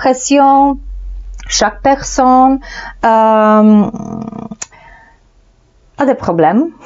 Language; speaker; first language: French; non-native, fluent; Polish